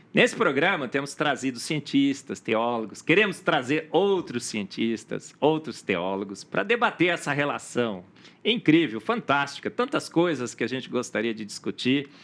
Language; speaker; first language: Portuguese; native; Portuguese